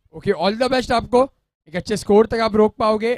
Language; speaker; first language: Hindi; non-native, local second language; Marathi